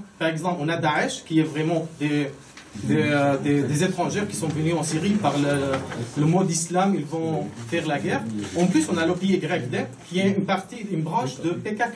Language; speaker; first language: French; non-native, fluent; Arabic